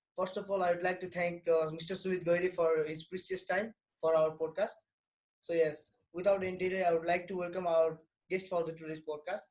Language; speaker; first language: English; non-native, local second language; Nepali